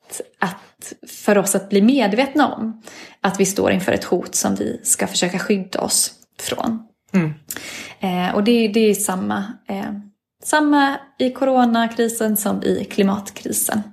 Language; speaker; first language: Swedish; native; Swedish